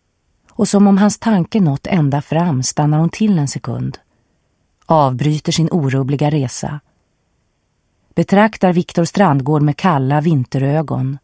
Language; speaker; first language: Swedish; native; Swedish